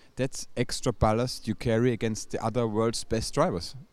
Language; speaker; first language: English; non-native, fluent; German